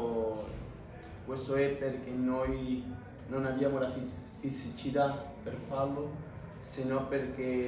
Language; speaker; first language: Italian; non-native, fluent; Spanish